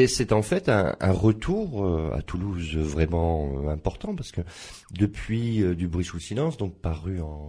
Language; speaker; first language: French; native; French